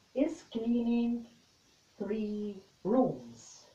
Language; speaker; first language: English; non-native, fluent; Arabic